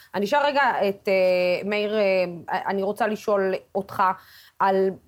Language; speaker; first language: Hebrew; non-native, local second language; Arabic